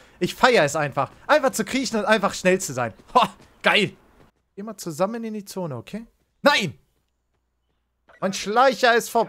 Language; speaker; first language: German; native; German